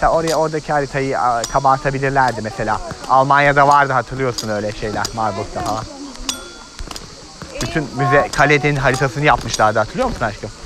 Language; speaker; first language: Turkish; native; Turkish